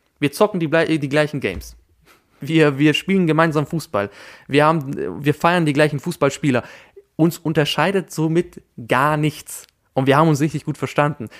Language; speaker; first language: German; early bilingual, other home language; Albanian